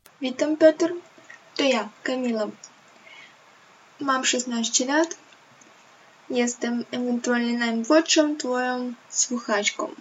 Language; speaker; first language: Polish; non-native, learner; Ukrainian